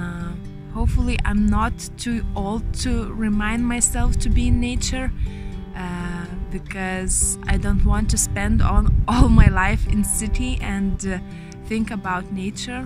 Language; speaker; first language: English; non-native, learner; Lithuanian